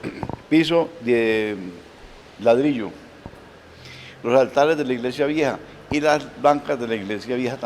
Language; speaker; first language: Spanish; native; Spanish